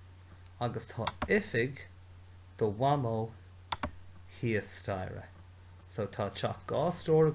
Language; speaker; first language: Irish; non-native, local second language; English